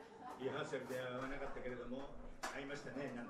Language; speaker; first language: Japanese; native; Japanese